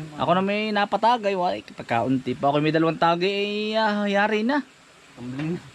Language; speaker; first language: Filipino; native; Filipino